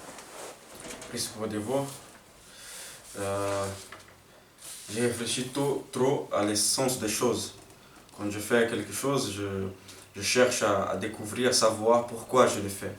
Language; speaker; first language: French; non-native, fluent; Portuguese